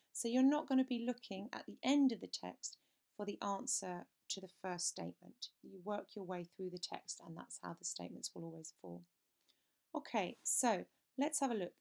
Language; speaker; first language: English; native; English